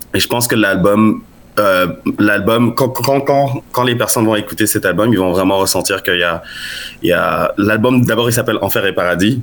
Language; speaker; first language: French; non-native, local second language; Lingala